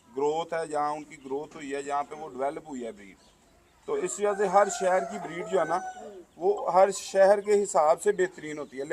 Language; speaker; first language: Urdu; non-native, local second language; Punjabi